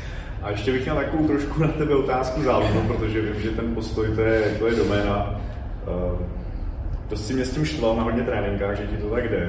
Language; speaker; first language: Czech; native; Czech